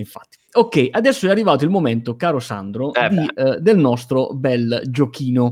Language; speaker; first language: Italian; native; Italian